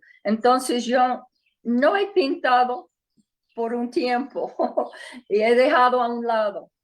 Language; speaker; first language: Spanish; non-native, fluent; English